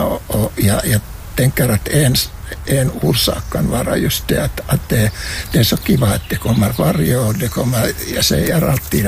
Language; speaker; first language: Swedish; non-native, local second language; Finnish